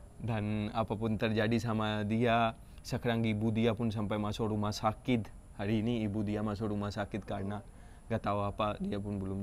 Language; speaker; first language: Indonesian; non-native, fluent; Urdu